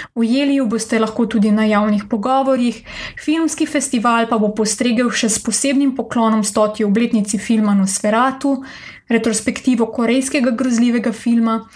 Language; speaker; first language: Slovenian; native; Slovenian